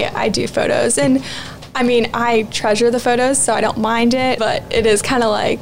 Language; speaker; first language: English; native; English